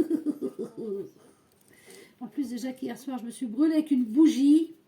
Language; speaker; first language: French; native; French